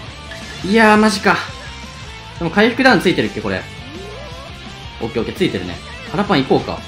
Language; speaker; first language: Japanese; native; Japanese